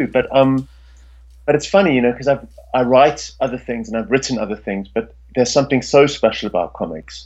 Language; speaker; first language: English; native; English